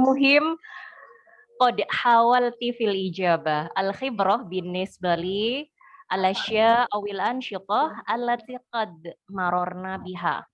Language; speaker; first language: Arabic; non-native, fluent; Indonesian